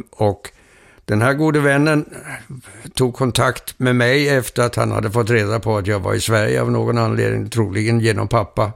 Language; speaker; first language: Swedish; early bilingual, heritage; Danish